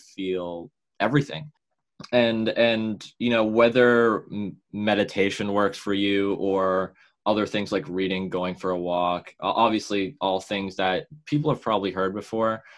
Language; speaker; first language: English; native; English